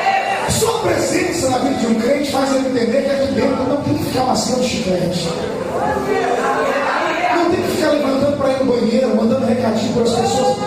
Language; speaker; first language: Portuguese; native; Portuguese